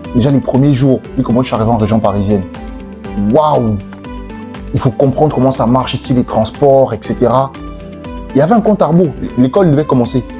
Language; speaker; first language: French; native; French